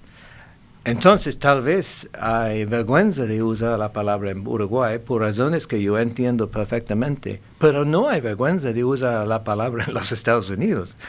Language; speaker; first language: Spanish; non-native, fluent; English